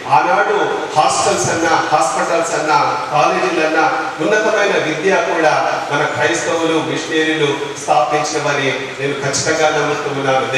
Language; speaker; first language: Telugu; non-native, local second language; Lambadi